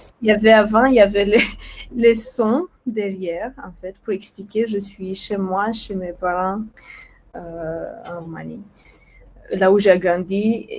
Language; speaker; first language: French; non-native, fluent; Romanian